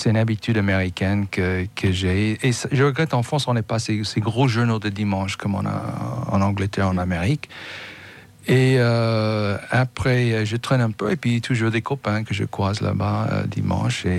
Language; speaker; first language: French; non-native, fluent; English